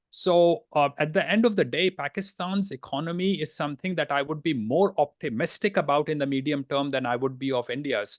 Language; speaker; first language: English; non-native, fluent; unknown